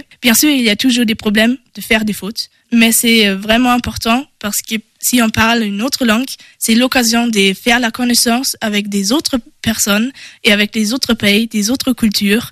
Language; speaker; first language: French; non-native, learner; German